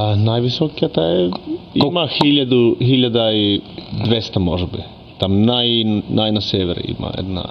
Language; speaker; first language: Bulgarian; non-native, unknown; Finnish